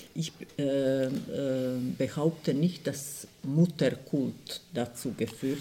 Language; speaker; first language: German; non-native, fluent; Croatian